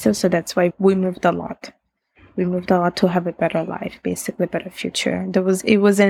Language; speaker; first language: English; non-native, fluent; Italian